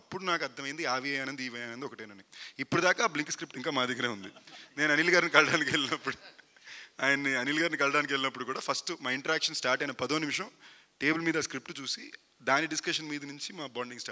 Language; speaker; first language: Telugu; native; Telugu